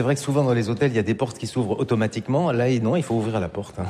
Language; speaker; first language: French; native; French